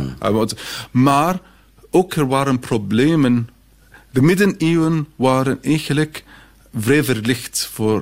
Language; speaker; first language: Dutch; non-native, fluent; Arabic